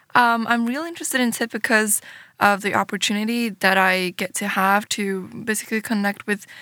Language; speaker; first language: English; early bilingual, other home language; Chinese